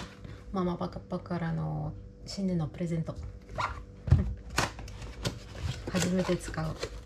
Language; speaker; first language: Japanese; non-native, learner; Russian